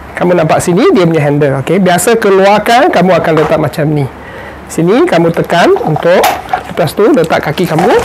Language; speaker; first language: Malay; non-native, local second language; Chinese